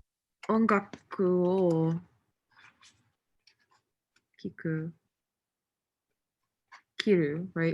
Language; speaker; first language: Japanese; non-native, learner; English